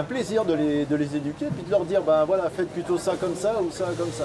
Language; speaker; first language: French; native; French